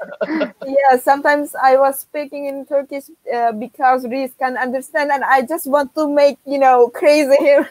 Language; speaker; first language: English; non-native, fluent; Turkish